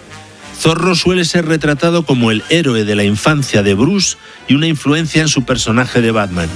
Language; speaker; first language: Spanish; native; Spanish